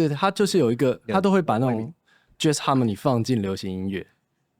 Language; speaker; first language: Chinese; native; Chinese